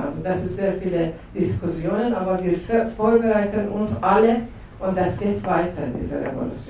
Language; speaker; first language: German; non-native, fluent; Persian